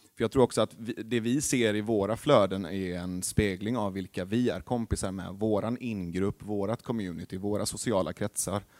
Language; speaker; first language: Swedish; early bilingual, other home language; Persian